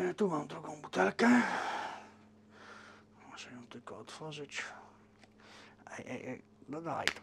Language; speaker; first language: Polish; native; Polish